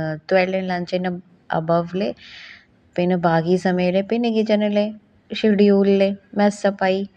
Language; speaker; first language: Malayalam; non-native, learner; Hindi